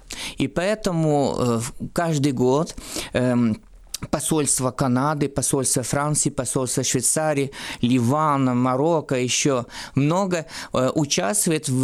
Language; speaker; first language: Russian; non-native, fluent; French